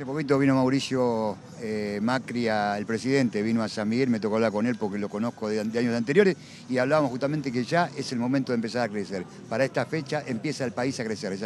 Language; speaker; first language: Spanish; native; Spanish